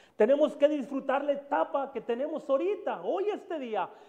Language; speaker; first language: Spanish; native; Spanish